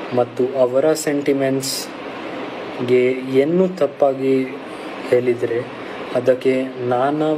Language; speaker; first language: Kannada; non-native, local second language; Hindi